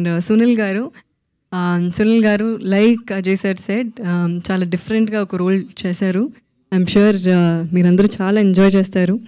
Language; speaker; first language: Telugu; non-native, fluent; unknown